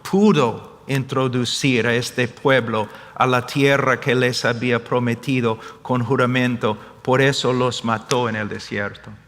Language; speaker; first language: Spanish; non-native, fluent; English